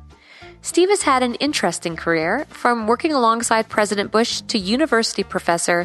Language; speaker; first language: English; native; English